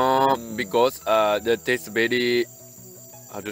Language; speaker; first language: English; non-native, learner; Japanese